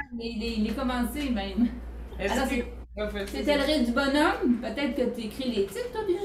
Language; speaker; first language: French; native; French